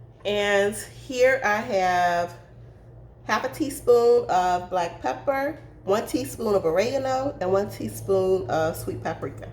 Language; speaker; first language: English; native; English